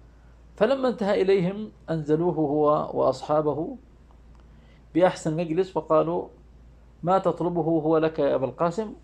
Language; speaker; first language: Arabic; native; Arabic